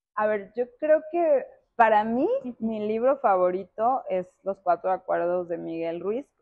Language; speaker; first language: Spanish; native; Spanish